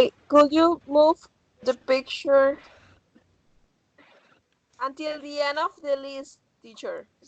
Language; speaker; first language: English; non-native, learner; Spanish